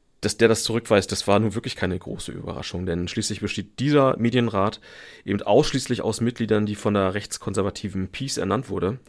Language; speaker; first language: German; native; German